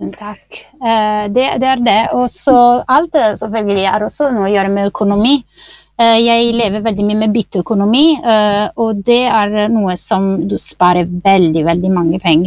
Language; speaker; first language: Norwegian; non-native, fluent; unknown